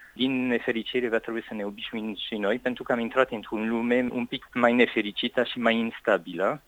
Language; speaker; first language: Romanian; non-native, fluent; French